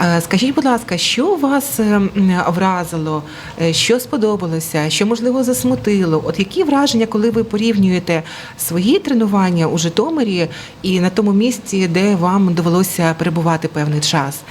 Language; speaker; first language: Ukrainian; native; Ukrainian